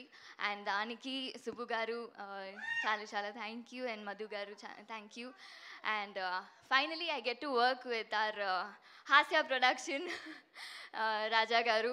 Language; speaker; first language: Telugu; non-native, fluent; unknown